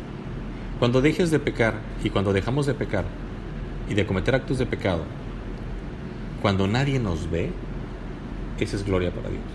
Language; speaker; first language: Spanish; native; Spanish